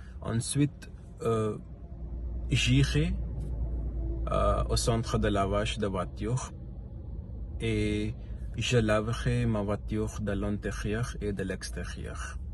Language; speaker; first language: French; non-native, learner; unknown